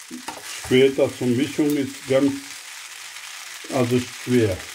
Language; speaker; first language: German; non-native, learner; Urdu